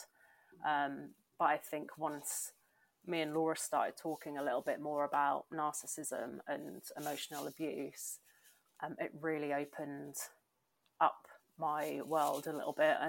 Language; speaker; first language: English; native; English